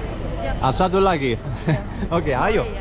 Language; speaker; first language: Indonesian; non-native, learner; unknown